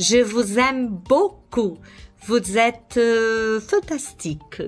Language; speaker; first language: French; non-native, learner; Portuguese